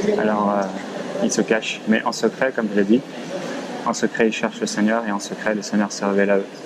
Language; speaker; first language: French; native; French